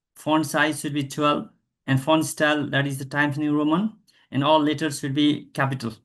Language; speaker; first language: English; non-native, local second language; Nepali